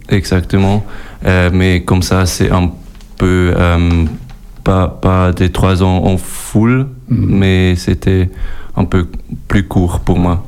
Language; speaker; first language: French; non-native, local second language; German